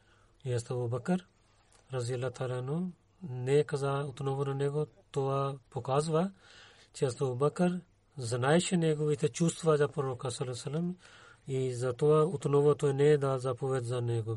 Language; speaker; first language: Bulgarian; non-native, learner; Urdu